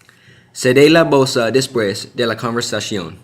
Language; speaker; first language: Spanish; non-native, learner; English